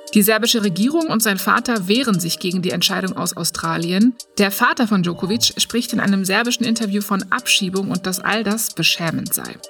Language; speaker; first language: German; native; German